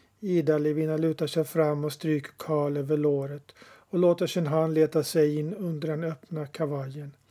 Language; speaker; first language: Swedish; native; Swedish